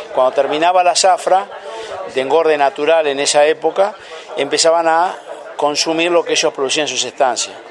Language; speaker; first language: Spanish; native; Spanish